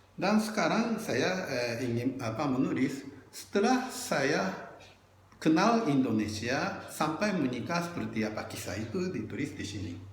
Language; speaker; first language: Indonesian; non-native, fluent; Japanese